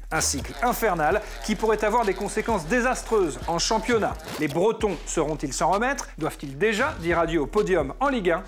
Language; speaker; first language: French; native; French